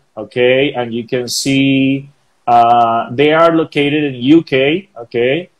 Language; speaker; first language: English; non-native, fluent; Spanish